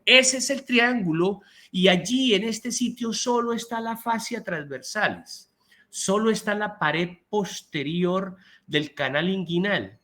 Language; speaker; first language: Spanish; native; Spanish